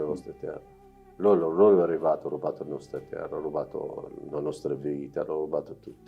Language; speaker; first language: Italian; non-native, learner; Arabic